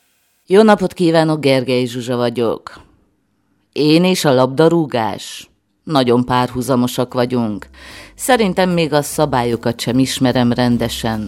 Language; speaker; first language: Hungarian; native; Hungarian